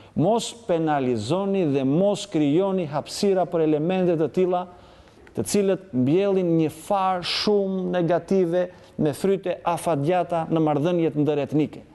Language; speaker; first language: Albanian; non-native, local second language; Greek